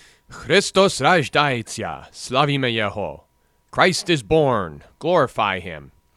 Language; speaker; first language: English; native; English